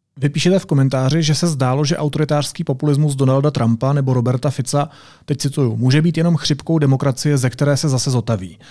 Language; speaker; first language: Czech; native; Czech